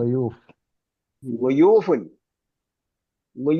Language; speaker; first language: Arabic; non-native, fluent; Malayalam